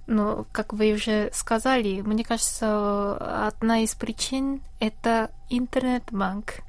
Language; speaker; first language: Russian; non-native, fluent; Korean